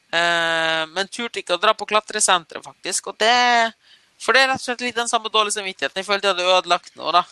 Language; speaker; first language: Norwegian; early bilingual, other home language; German